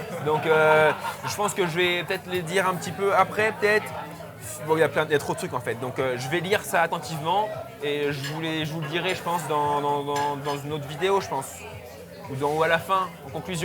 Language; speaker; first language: French; native; French